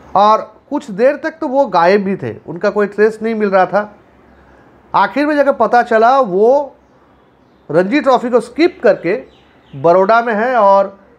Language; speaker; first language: Hindi; non-native, local second language; Bangla